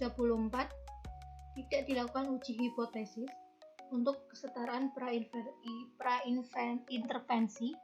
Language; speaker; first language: Indonesian; native; Indonesian